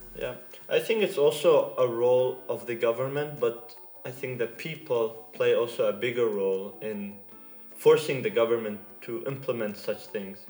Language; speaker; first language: English; non-native, fluent; Arabic